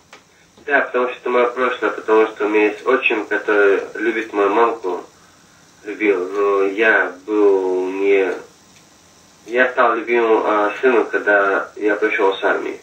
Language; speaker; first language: Russian; non-native, fluent; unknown